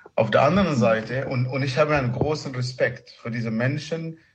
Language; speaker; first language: German; non-native, fluent; Arabic